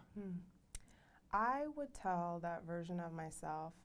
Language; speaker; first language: English; native; English